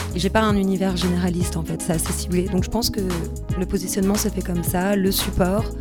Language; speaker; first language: French; native; French